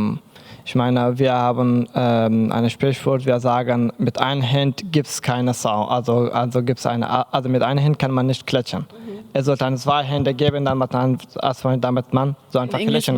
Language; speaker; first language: German; non-native, learner; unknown